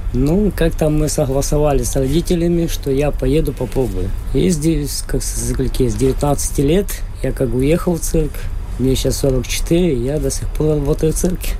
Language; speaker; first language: Russian; non-native, local second language; Ukrainian